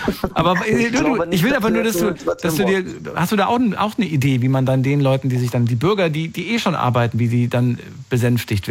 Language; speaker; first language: German; native; German